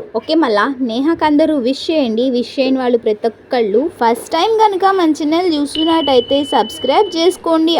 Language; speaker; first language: Telugu; native; Telugu